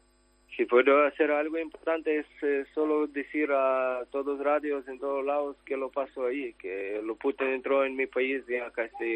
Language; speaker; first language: Spanish; non-native, learner; Ukrainian